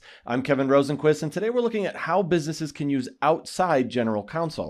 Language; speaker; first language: English; native; English